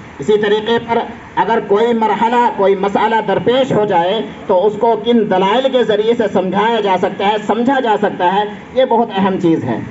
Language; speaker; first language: Urdu; native; Urdu